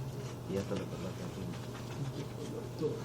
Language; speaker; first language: Spanish; native; Spanish